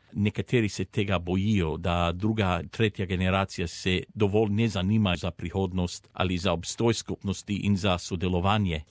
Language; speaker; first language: Slovenian; early bilingual, heritage; Slovenian